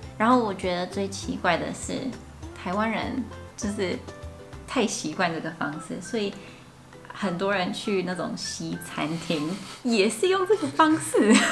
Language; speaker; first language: Chinese; non-native, fluent; English